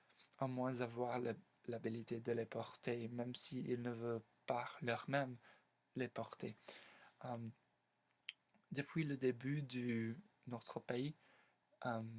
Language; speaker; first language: French; non-native, learner; English